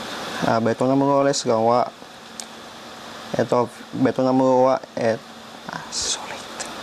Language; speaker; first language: Japanese; non-native, learner; Vietnamese